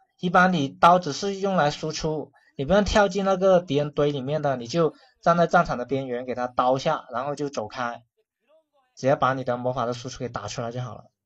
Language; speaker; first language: Chinese; non-native, local second language; Cantonese